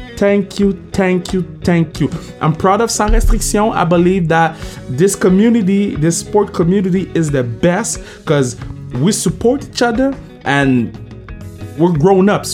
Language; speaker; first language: English; non-native, fluent; French